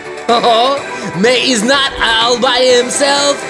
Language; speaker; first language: English; native; English